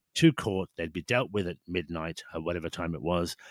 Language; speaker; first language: English; native; English